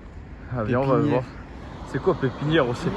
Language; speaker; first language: French; native; French